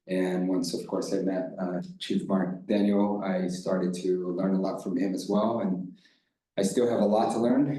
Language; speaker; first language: English; non-native, fluent; Portuguese